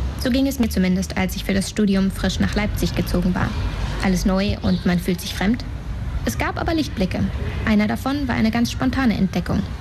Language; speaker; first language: German; native; German